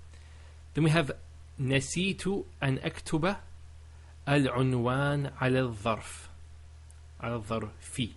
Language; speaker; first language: Arabic; non-native, learner; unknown